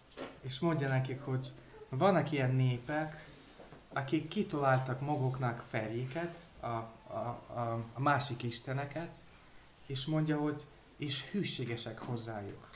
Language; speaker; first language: Hungarian; non-native, learner; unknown